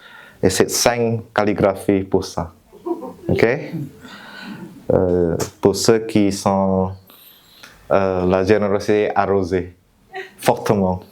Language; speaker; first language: French; non-native, fluent; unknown